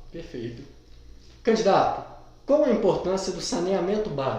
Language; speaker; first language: Portuguese; native; Portuguese